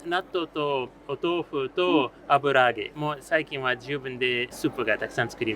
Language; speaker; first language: Japanese; non-native, learner; Arabic